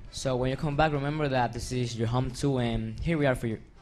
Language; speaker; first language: English; non-native, fluent; Spanish